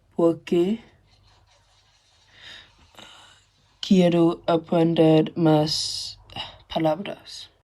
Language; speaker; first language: Spanish; non-native, learner; English